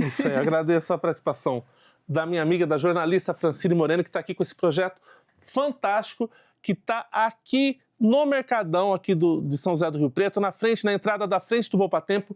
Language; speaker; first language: Portuguese; native; Portuguese